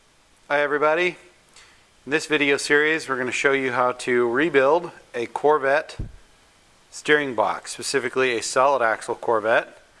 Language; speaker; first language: English; native; English